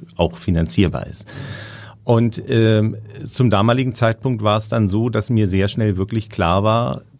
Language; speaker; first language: German; native; German